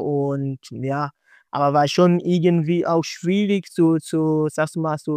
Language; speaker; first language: German; non-native, learner; Swahili